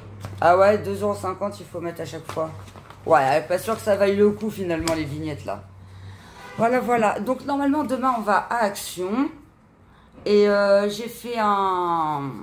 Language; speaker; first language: French; native; French